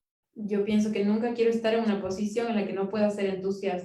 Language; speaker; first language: Spanish; native; Spanish